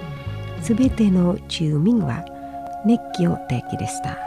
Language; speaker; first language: Japanese; non-native, fluent; Indonesian